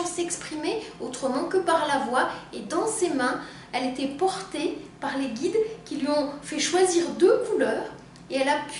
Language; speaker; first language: French; native; French